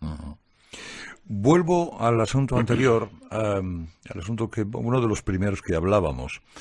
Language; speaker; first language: Spanish; native; Spanish